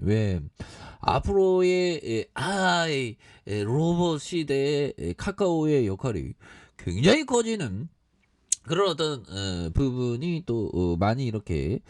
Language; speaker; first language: Korean; native; Korean